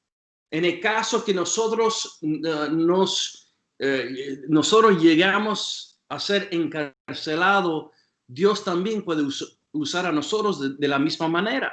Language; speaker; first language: Spanish; non-native, fluent; English